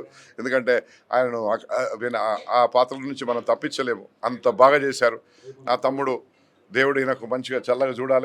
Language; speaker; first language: Telugu; native; Telugu